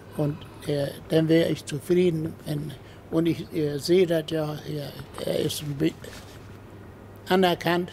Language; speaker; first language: German; native; German